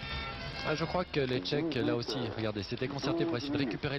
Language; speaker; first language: French; native; French